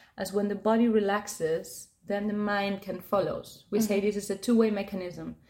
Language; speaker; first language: English; non-native, fluent; Spanish